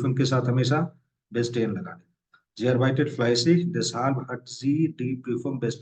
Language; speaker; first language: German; non-native, fluent; Hindi